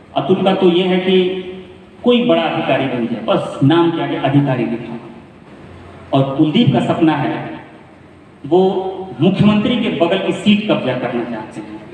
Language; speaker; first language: Hindi; native; Hindi